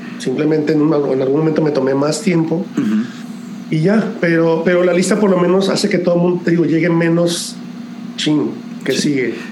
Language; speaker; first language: Spanish; native; Spanish